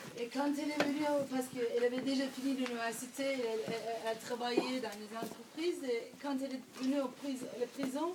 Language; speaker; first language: French; non-native, fluent; Turkish